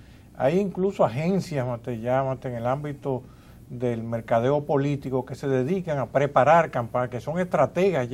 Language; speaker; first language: Spanish; native; Spanish